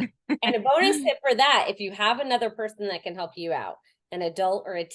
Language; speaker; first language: English; native; English